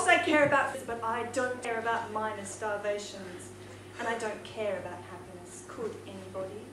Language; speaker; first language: English; native; English